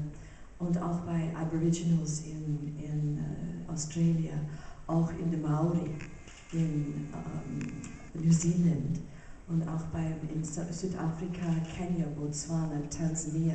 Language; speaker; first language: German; non-native, learner; English